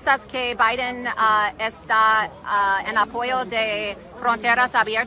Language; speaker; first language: Spanish; non-native, learner; English